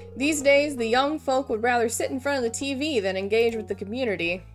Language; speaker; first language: English; native; English